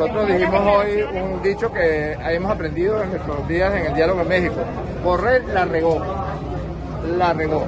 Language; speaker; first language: Spanish; native; Spanish